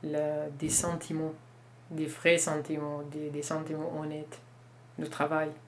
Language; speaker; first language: French; non-native, learner; Kurdish